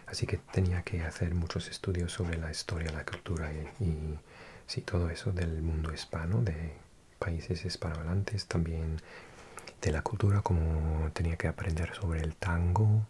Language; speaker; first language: Spanish; non-native, fluent; English